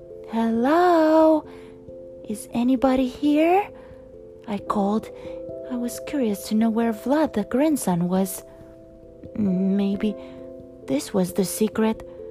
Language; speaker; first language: English; non-native, fluent; Romanian